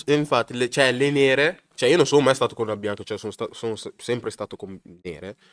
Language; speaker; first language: Italian; early bilingual, other home language; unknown